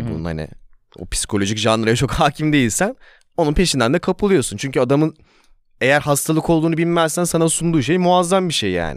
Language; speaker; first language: Turkish; native; Turkish